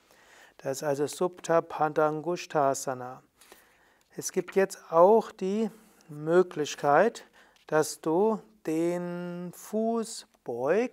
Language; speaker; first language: German; native; German